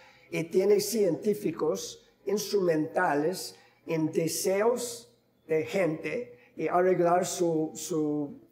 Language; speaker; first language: Spanish; non-native, fluent; English